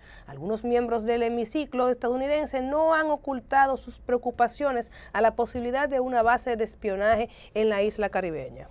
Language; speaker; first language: Spanish; native; Spanish